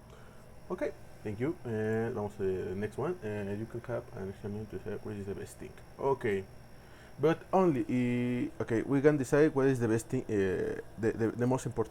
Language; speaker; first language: English; non-native, learner; Spanish